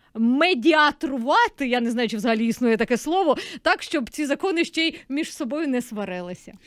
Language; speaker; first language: Ukrainian; native; Ukrainian